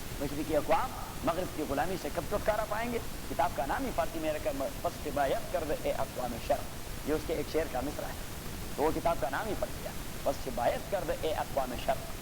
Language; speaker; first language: Urdu; non-native, local second language; Pashto